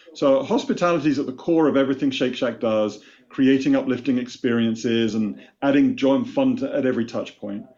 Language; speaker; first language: English; native; English